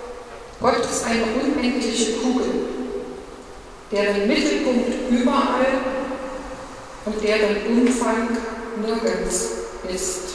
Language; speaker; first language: German; native; German